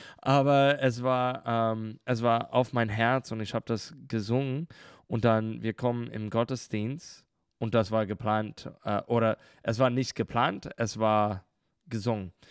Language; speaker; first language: German; non-native, learner; English